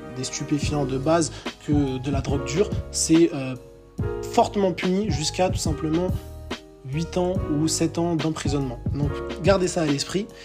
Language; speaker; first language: French; native; French